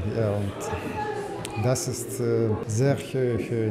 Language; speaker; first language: German; non-native, learner; Russian